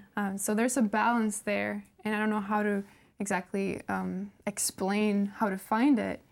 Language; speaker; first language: English; non-native, fluent; Norwegian